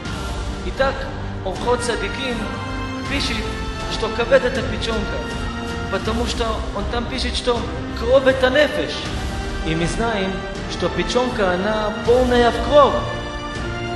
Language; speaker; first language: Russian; non-native, fluent; Hebrew